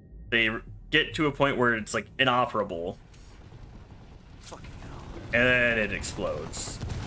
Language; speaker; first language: English; native; English